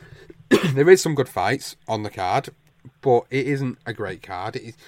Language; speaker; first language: English; native; English